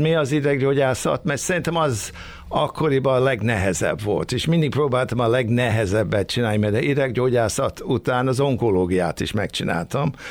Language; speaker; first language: Hungarian; early bilingual, heritage; Hungarian